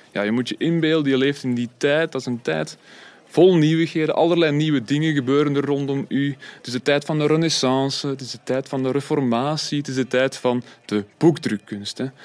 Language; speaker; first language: Dutch; native; Dutch